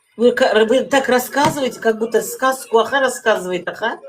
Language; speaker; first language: Russian; non-native, local second language; Kazakh